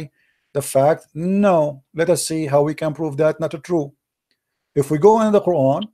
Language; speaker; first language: English; non-native, fluent; Arabic